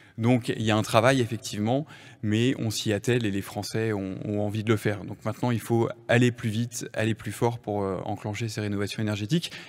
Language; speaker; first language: French; native; French